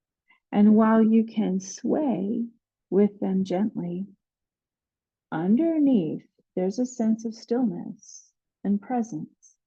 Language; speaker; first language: English; native; English